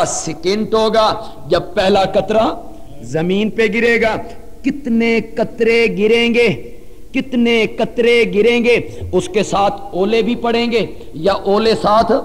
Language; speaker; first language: Urdu; non-native, local second language; Punjabi